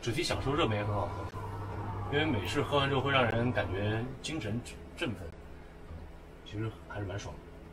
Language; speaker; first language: Chinese; native; Chinese